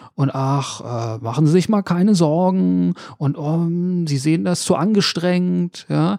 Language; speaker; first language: German; native; German